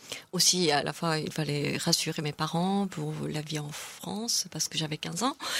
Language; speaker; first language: French; non-native, fluent; Korean